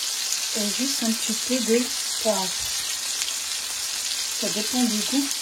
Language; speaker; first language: French; non-native, fluent; Arabic